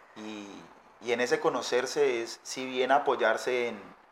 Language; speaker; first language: Spanish; native; Spanish